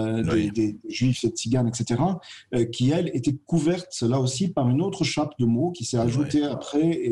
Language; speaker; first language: French; native; French